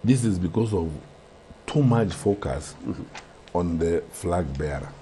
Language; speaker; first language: English; non-native, local second language; Gusii